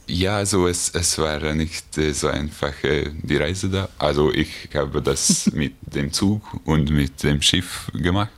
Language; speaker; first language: German; non-native, fluent; Hungarian